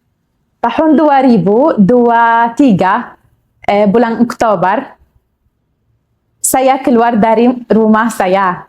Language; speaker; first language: Indonesian; non-native, learner; Arabic